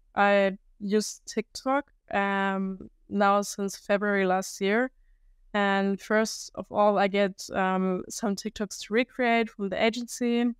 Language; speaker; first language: English; non-native, fluent; German